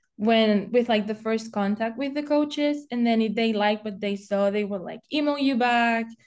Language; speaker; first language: English; non-native, fluent; Spanish